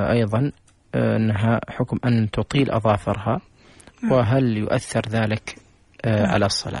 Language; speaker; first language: Arabic; native; Arabic